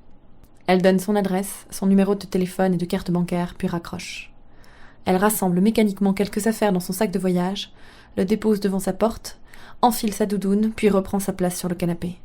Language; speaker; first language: French; native; French